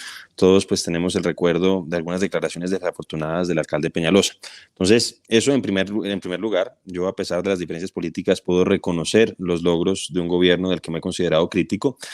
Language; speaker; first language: Spanish; native; Spanish